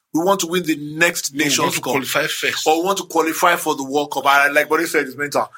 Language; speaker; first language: English; non-native, local second language; Yoruba